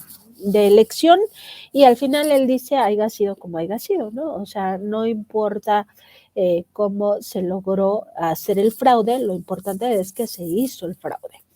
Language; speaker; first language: Spanish; native; Spanish